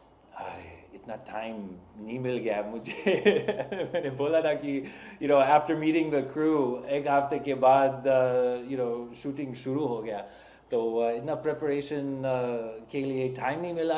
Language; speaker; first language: Hindi; non-native, learner; English